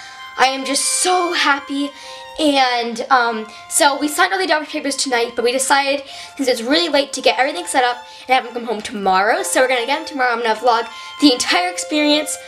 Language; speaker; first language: English; native; English